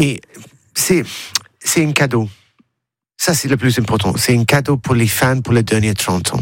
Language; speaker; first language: French; non-native, learner; English